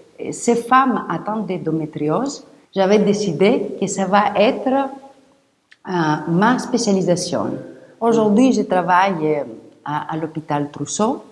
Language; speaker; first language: French; non-native, fluent; Greek